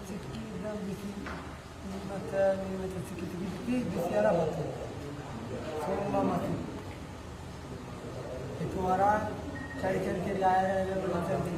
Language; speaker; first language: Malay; non-native, learner; Rohingya